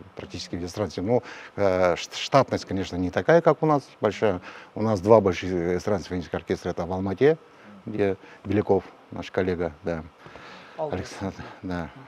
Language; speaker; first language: Russian; non-native, local second language; Kazakh